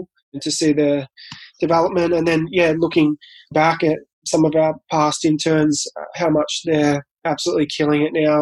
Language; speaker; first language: English; native; English